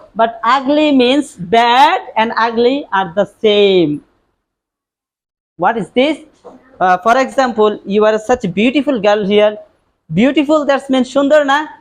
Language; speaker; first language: English; non-native, local second language; Bangla